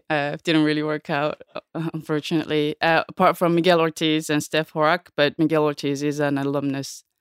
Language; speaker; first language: English; non-native, fluent; Korean